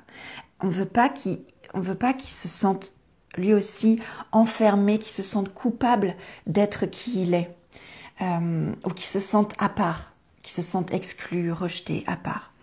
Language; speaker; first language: French; native; French